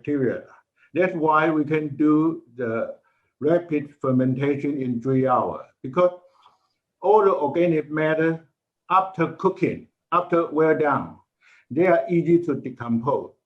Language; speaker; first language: English; non-native, learner; Chinese